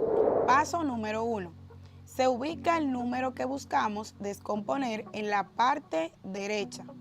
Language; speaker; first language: Spanish; native; Spanish